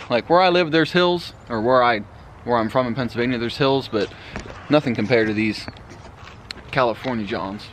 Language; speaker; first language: English; native; English